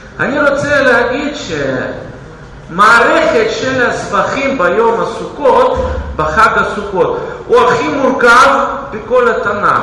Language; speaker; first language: Hebrew; non-native, fluent; Russian